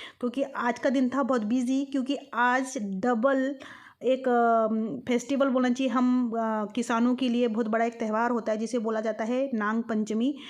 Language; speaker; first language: Hindi; non-native, local second language; Bangla